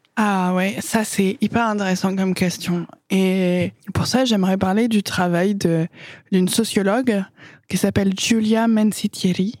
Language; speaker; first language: French; non-native, fluent; English